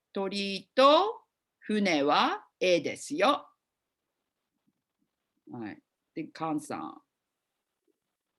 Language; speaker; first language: Japanese; non-native, fluent; English